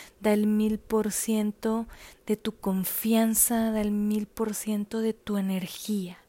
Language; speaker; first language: Spanish; native; Spanish